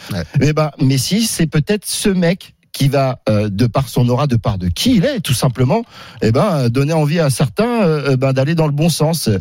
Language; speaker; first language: French; native; French